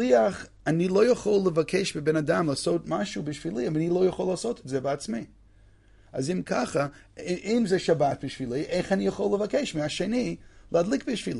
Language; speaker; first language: Hebrew; non-native, fluent; English